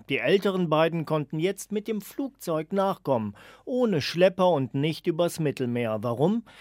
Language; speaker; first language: German; native; German